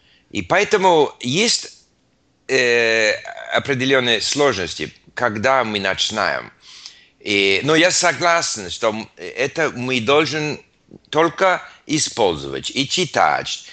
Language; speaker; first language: Russian; non-native, learner; English